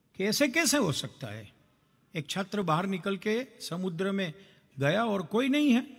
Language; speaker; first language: Hindi; non-native, local second language; Gujarati